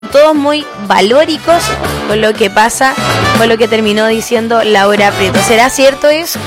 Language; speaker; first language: Spanish; native; Spanish